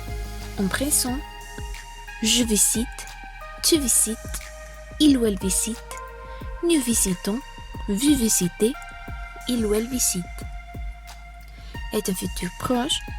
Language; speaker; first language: French; non-native, fluent; Spanish